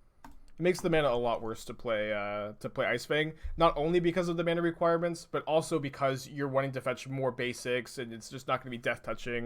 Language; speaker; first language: English; native; English